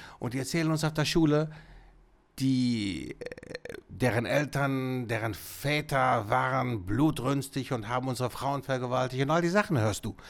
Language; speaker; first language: German; early bilingual, other home language; Greek